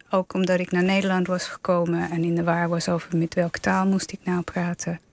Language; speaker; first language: Dutch; non-native, fluent; English